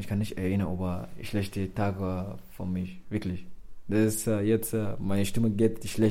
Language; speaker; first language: German; non-native, learner; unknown